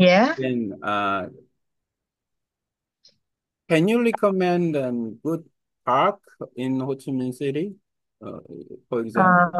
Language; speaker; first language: English; non-native, learner; Korean